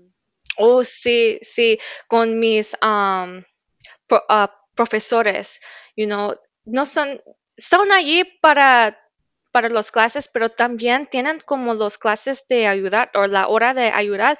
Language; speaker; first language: Spanish; early bilingual, heritage; Spanish